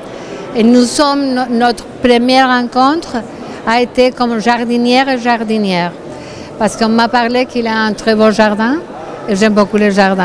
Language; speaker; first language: French; non-native, fluent; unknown